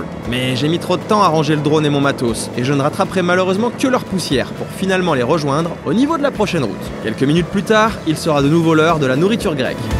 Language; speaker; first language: French; native; French